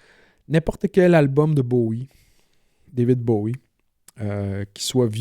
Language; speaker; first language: French; native; French